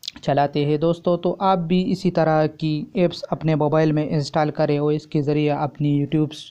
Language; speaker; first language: Urdu; non-native, local second language; Pashto